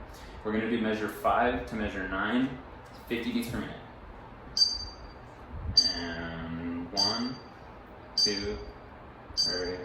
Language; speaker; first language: English; native; English